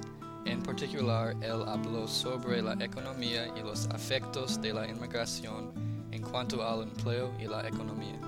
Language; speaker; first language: Spanish; non-native, learner; English